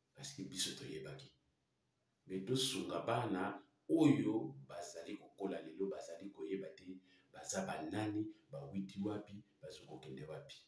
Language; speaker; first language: Lingala; non-native, local second language; Kongo